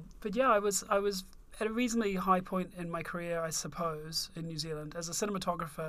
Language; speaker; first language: English; native; English